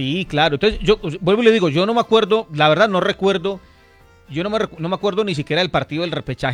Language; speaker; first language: Spanish; native; Spanish